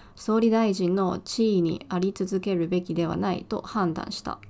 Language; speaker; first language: Japanese; non-native, fluent; Chinese